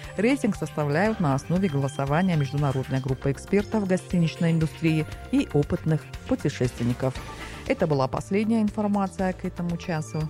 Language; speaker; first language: Russian; non-native, local second language; Tajik